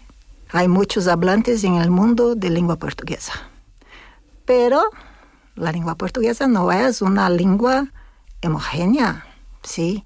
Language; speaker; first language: Spanish; non-native, fluent; Portuguese